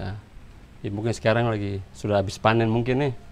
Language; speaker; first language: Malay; non-native, local second language; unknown